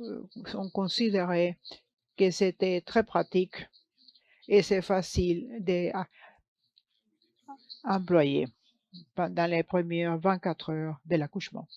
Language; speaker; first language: French; non-native, learner; English